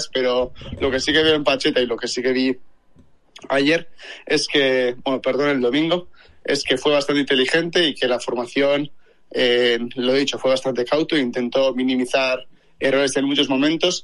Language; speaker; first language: Spanish; native; Spanish